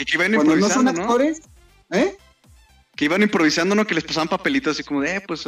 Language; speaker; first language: Spanish; native; Spanish